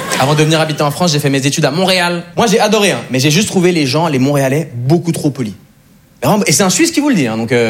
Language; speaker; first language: French; native; French